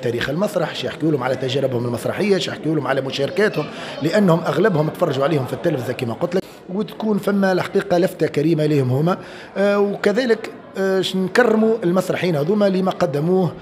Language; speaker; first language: Arabic; native; Arabic